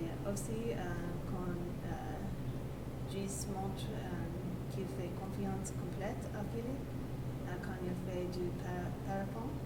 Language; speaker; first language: French; non-native, learner; English